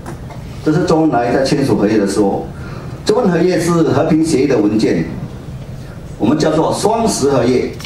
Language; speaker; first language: Chinese; native; Chinese